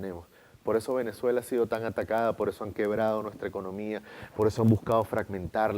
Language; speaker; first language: Spanish; native; Spanish